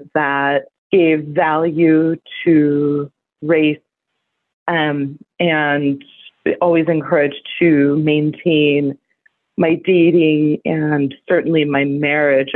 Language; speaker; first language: English; native; English